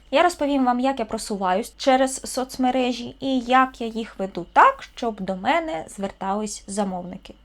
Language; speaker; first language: Ukrainian; non-native, local second language; Russian